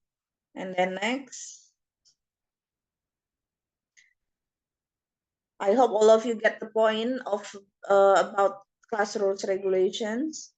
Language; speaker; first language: English; non-native, fluent; Indonesian